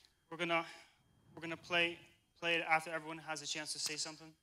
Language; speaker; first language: English; early bilingual, other home language; Russian